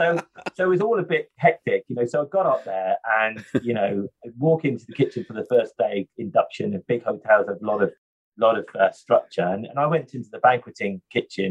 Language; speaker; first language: English; native; English